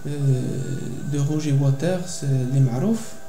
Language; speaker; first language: French; non-native, local second language; Arabic